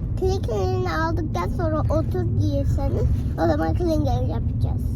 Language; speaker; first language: Turkish; early bilingual, heritage; Turkish